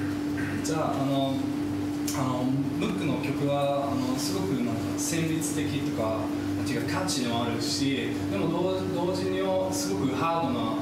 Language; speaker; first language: Japanese; non-native, fluent; German